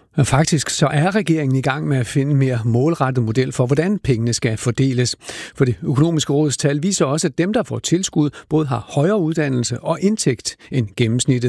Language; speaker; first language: Danish; native; Danish